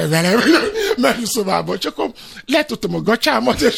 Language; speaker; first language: Hungarian; non-native, fluent; Yoruba